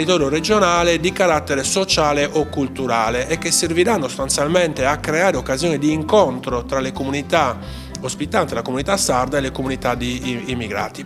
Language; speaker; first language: Italian; native; Italian